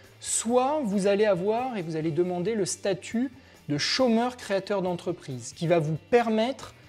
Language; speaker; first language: French; native; French